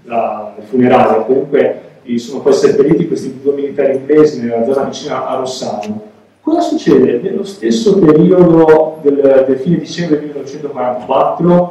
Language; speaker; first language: Italian; native; Italian